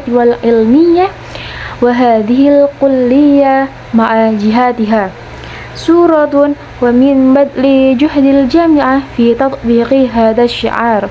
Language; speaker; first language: Arabic; non-native, learner; Indonesian